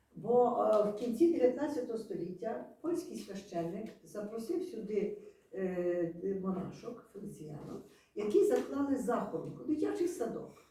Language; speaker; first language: Ukrainian; native; Ukrainian